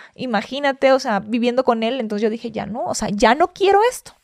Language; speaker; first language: Spanish; native; Spanish